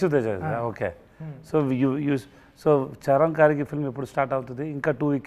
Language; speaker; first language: Telugu; non-native, local second language; Tamil